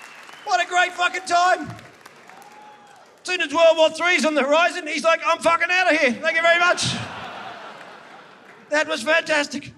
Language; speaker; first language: English; native; English